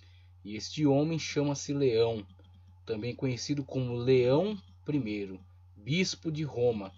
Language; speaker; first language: Portuguese; native; Portuguese